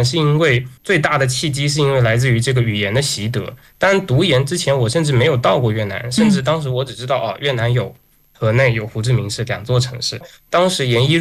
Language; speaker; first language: Chinese; native; Chinese